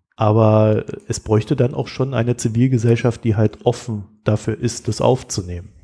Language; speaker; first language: German; native; German